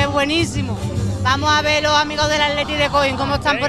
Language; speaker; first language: Spanish; native; Spanish